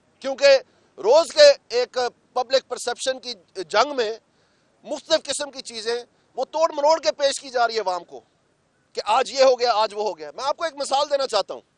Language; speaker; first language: Urdu; non-native, local second language; Punjabi